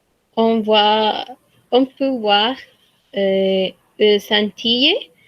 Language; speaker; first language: French; non-native, learner; Spanish